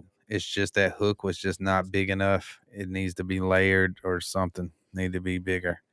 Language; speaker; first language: English; native; English